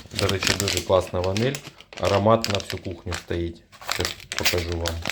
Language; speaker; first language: Ukrainian; non-native, local second language; Russian